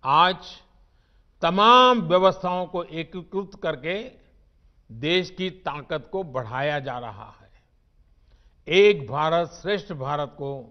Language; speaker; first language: Hindi; non-native, local second language; Gujarati